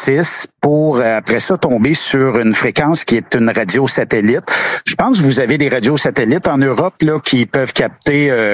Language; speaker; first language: French; native; French